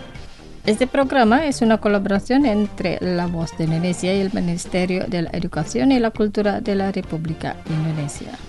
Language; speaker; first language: Spanish; non-native, fluent; Indonesian